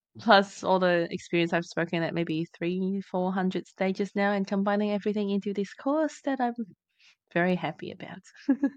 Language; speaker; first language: English; non-native, fluent; Chinese